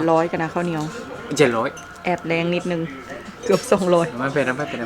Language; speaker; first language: Thai; native; Thai